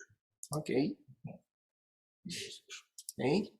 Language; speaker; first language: English; non-native, fluent; Russian